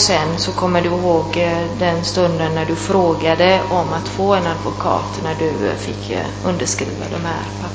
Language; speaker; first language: Swedish; non-native, fluent; Italian